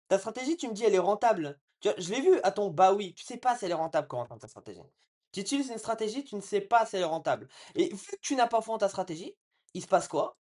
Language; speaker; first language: French; native; French